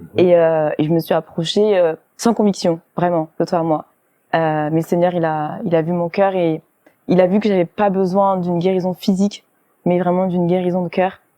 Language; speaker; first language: French; early bilingual, other home language; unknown